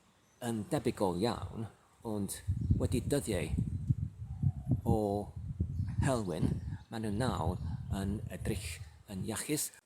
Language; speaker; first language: Welsh; non-native, learner; English